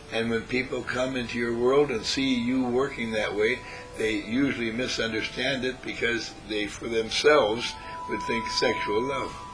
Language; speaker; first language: English; native; English